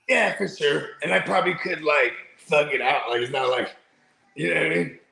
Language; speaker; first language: English; native; English